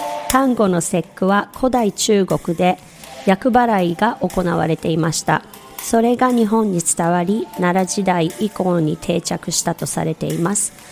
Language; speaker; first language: Japanese; native; Japanese